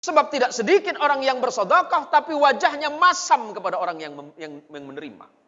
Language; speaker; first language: Indonesian; non-native, local second language; Madurese